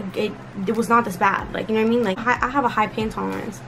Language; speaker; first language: English; early bilingual, other home language; Spanish